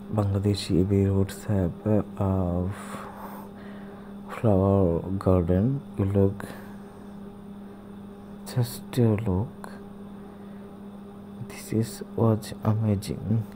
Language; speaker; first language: English; non-native, learner; Bangla